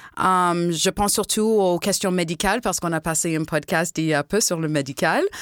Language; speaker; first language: French; non-native, local second language; English